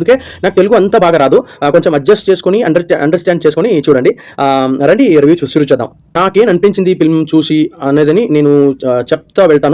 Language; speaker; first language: Telugu; non-native, learner; Kannada